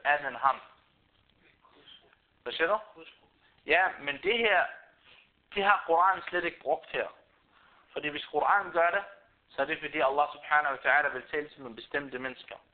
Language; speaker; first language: Danish; non-native, fluent; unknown